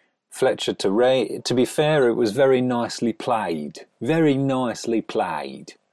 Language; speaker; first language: English; native; English